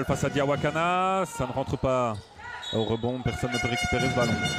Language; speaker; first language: French; native; French